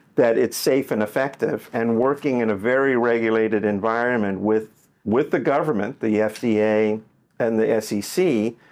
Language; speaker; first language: English; native; English